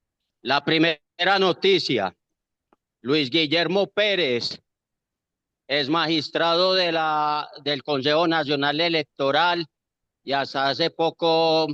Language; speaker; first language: Spanish; native; Spanish